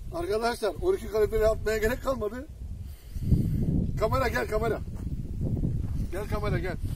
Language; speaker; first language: Turkish; native; Turkish